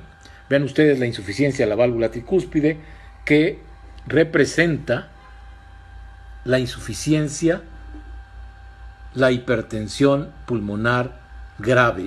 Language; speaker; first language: Spanish; native; Spanish